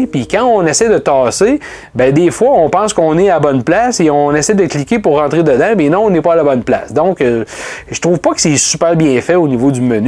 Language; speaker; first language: French; native; French